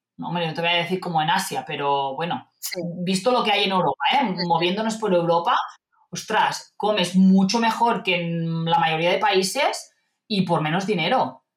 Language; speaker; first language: Spanish; non-native, local second language; Catalan